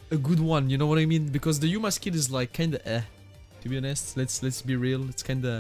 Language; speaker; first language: English; non-native, fluent; French